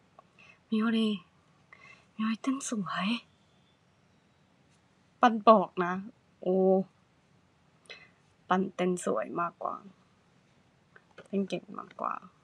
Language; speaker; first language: Thai; non-native, learner; Japanese